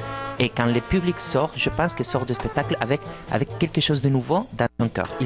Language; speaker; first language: French; non-native, fluent; Spanish